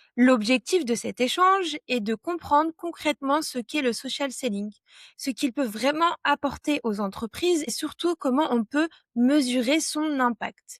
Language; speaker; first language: French; early bilingual, other home language; Arabic